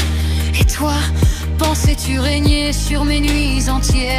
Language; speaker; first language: French; native; French